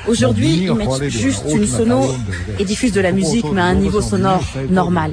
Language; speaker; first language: French; native; French